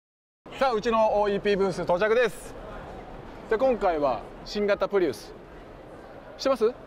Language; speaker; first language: Japanese; native; Japanese